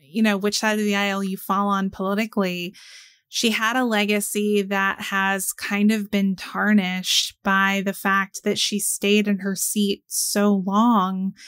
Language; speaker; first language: English; native; English